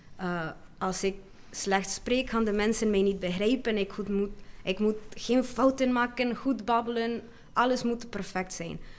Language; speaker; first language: Dutch; non-native, fluent; Spanish